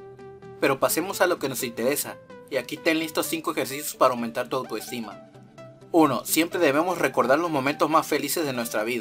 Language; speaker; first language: Spanish; native; Spanish